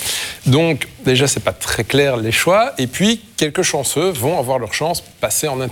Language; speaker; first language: French; native; French